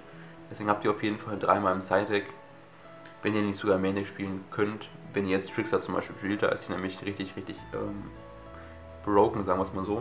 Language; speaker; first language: German; native; German